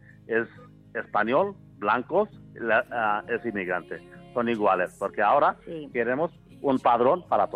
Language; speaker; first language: Spanish; non-native, learner; Bangla